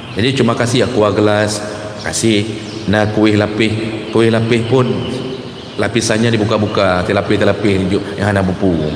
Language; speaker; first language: Malay; non-native, local second language; Achinese